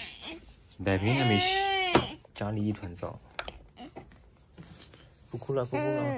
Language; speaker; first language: Chinese; native; Chinese